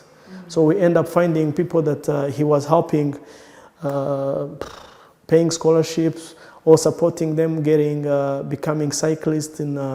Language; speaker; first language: English; non-native, local second language; Kinyarwanda